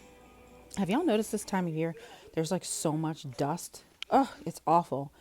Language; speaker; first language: English; native; English